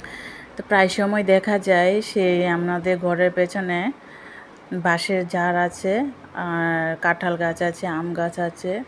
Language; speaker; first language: Bangla; native; Bangla